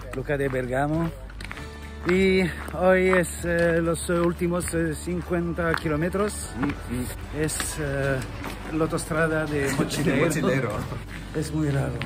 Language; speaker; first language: Spanish; non-native, learner; French